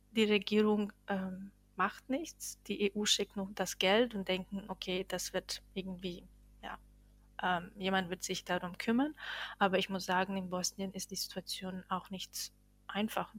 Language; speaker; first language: German; non-native, fluent; Bosnian